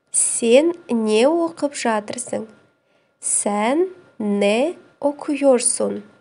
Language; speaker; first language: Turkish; non-native, fluent; Kazakh